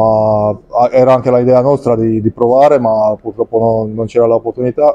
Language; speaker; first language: Italian; non-native, fluent; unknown